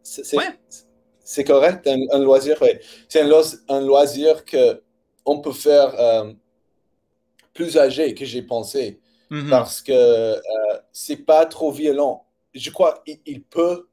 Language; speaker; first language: French; non-native, learner; English